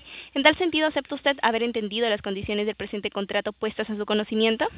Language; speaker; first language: Spanish; native; Spanish